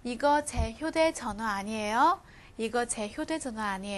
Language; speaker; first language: Korean; non-native, fluent; Chinese